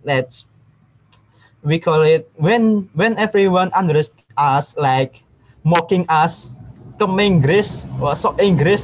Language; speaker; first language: English; non-native, learner; Indonesian